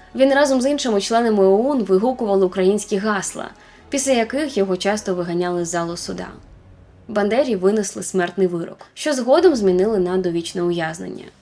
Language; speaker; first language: Ukrainian; non-native, local second language; Russian